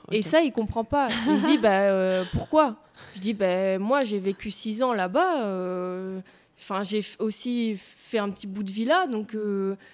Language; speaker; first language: French; native; French